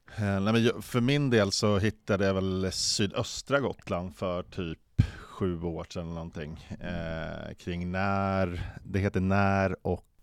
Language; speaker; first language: Swedish; native; Swedish